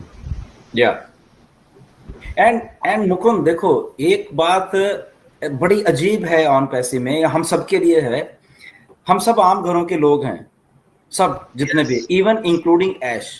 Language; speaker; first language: Hindi; native; Hindi